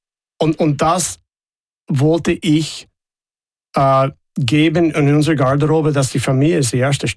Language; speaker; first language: German; non-native, fluent; English